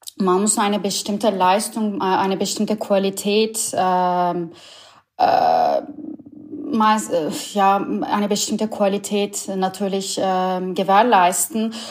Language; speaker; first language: German; non-native, fluent; Turkish